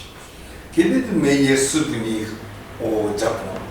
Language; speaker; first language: French; non-native, learner; Japanese